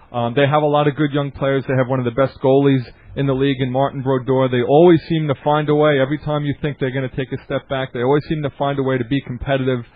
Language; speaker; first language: English; native; English